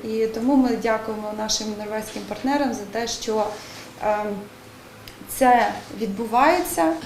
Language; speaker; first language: Ukrainian; native; Ukrainian